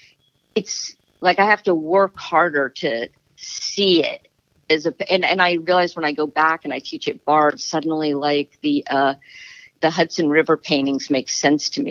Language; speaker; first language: English; native; English